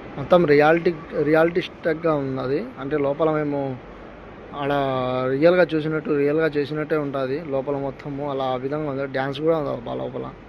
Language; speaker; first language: Telugu; non-native, local second language; Urdu